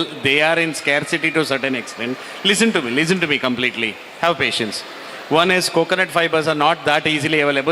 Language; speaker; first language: English; non-native, local second language; Kannada